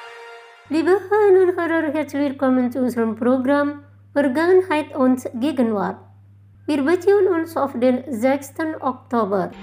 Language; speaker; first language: German; non-native, fluent; Indonesian